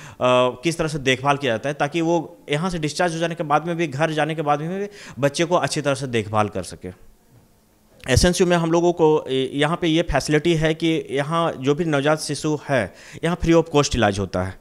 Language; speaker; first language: Hindi; native; Hindi